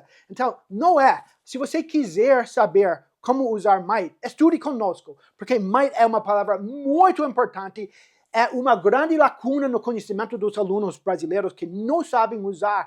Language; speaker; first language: Portuguese; non-native, fluent; English